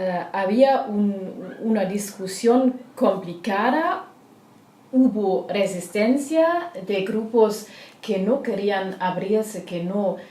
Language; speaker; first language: Spanish; non-native, learner; German